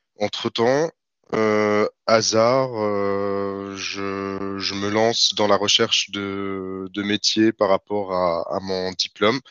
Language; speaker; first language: French; non-native, local second language; Arabic